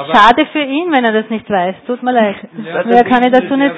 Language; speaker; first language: German; native; German